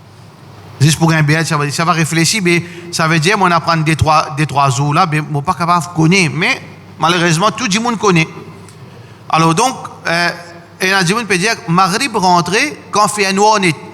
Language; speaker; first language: French; non-native, learner; Morisyen